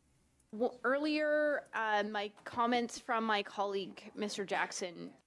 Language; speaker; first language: English; native; English